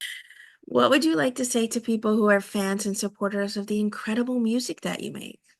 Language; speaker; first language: English; native; English